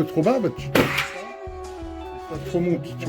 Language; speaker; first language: French; native; French